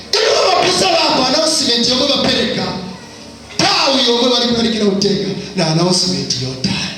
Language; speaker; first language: Nyanja; non-native, local second language; Tumbuka